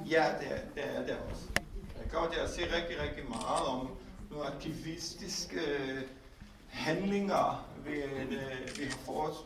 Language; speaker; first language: Danish; non-native, fluent; Hebrew